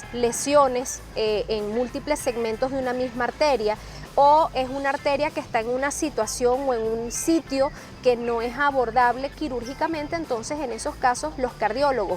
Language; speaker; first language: Spanish; native; Spanish